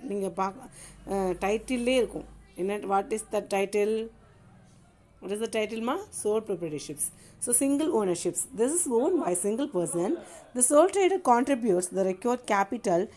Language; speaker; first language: English; non-native, local second language; Tamil